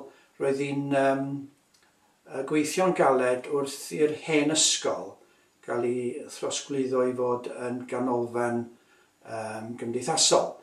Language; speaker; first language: Welsh; native; Welsh